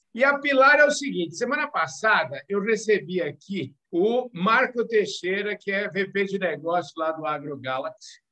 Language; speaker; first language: Portuguese; native; Portuguese